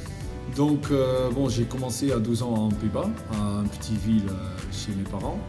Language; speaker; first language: French; non-native, learner; Dutch